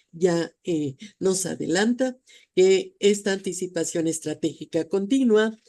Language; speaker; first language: Spanish; native; Spanish